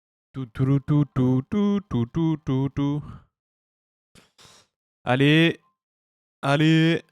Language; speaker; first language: French; native; French